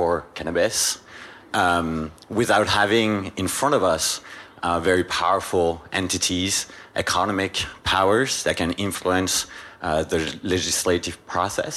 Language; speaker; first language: English; non-native, fluent; French